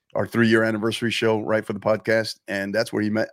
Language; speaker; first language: English; native; English